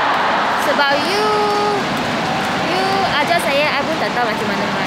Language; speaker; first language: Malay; non-native, local second language; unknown